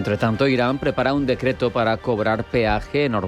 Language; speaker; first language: Spanish; native; Spanish